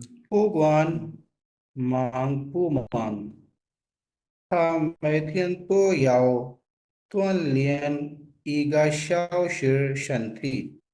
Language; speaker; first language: Chinese; non-native, learner; Urdu